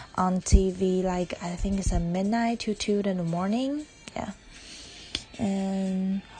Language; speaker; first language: English; non-native, learner; Chinese